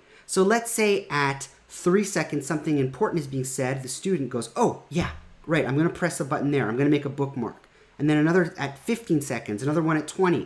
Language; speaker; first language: English; native; English